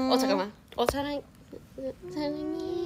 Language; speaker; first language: Korean; non-native, fluent; Thai